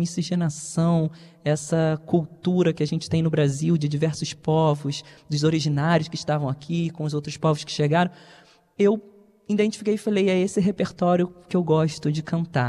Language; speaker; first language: Portuguese; native; Portuguese